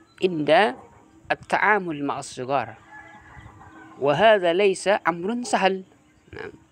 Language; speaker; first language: Arabic; non-native, fluent; Indonesian